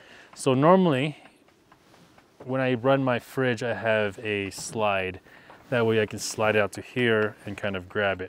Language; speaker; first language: English; native; English